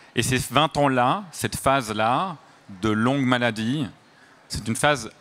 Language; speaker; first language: French; native; French